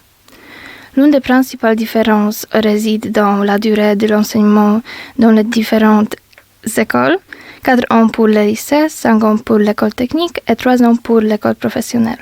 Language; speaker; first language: French; non-native, learner; Polish